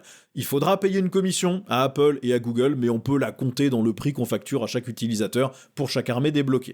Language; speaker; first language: French; native; French